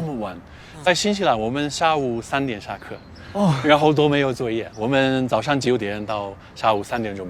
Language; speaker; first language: Chinese; early bilingual, heritage; Chinese